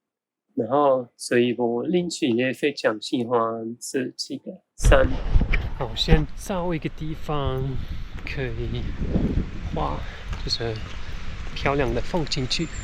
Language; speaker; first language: Chinese; non-native, fluent; German